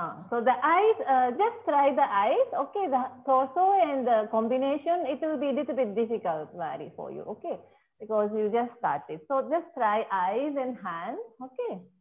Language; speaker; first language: English; non-native, fluent; Japanese